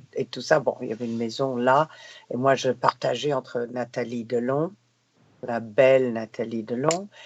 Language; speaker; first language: French; non-native, fluent; English